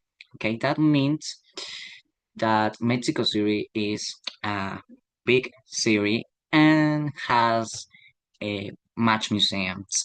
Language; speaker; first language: English; non-native, learner; Spanish